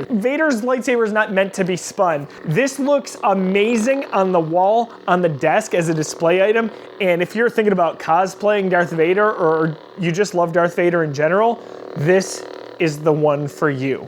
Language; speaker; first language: English; native; English